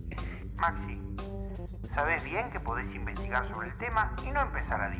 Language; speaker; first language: Spanish; native; Spanish